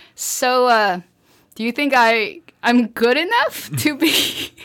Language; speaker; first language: English; early bilingual, other home language; Korean